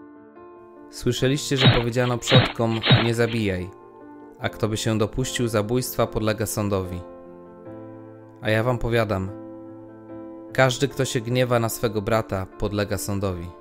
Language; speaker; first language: Polish; native; Polish